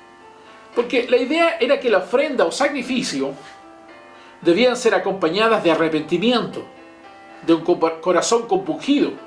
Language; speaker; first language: Spanish; native; Spanish